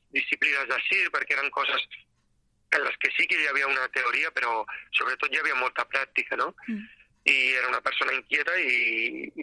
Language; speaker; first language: Catalan; native; Catalan